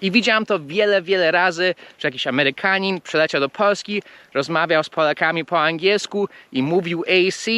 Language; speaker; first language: Polish; non-native, fluent; English